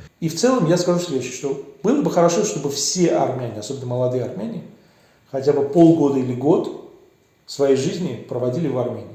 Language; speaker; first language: Russian; early bilingual, other home language; Armenian